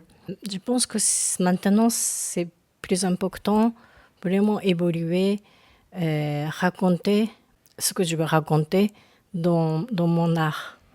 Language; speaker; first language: French; non-native, learner; Japanese